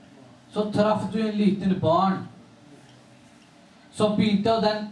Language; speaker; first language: Norwegian; non-native, local second language; Urdu